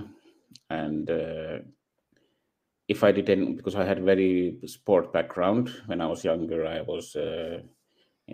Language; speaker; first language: English; non-native, fluent; Finnish